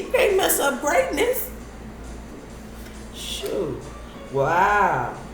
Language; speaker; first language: English; native; English